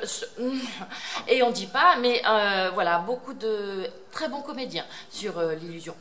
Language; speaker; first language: French; native; French